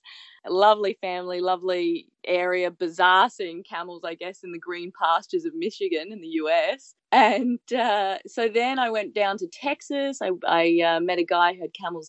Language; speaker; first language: English; native; English